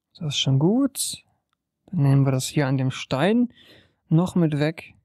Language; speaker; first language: German; native; German